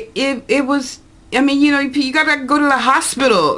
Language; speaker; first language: English; native; English